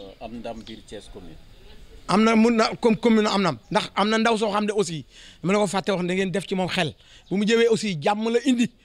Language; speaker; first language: Wolof; non-native, local second language; Fula